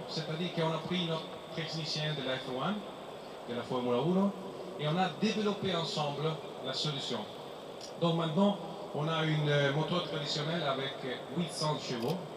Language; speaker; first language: French; non-native, fluent; Italian